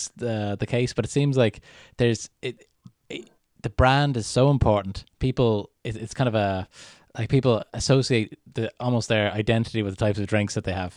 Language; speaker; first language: English; native; English